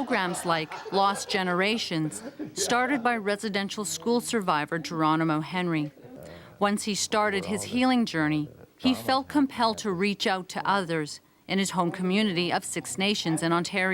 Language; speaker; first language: English; native; English